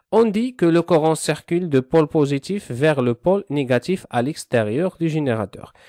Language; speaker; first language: French; non-native, local second language; Arabic